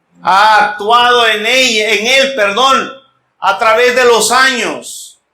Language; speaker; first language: Spanish; native; Spanish